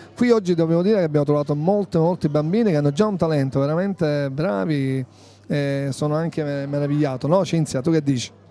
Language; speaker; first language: Italian; native; Italian